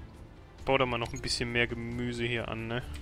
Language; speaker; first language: German; native; German